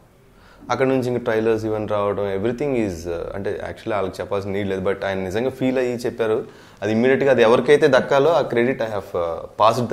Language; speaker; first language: Telugu; native; Telugu